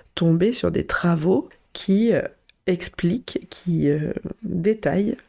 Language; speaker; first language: French; native; French